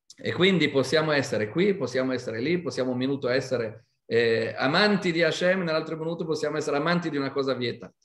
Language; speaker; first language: Italian; non-native, fluent; Hebrew